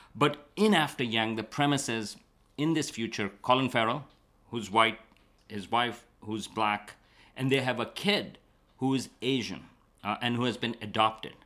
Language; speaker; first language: English; non-native, local second language; Urdu